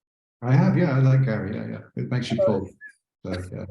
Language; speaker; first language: English; native; English